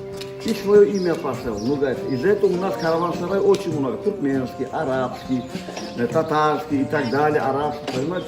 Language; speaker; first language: Russian; non-native, local second language; Uzbek